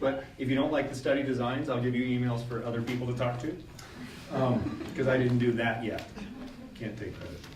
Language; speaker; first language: English; native; English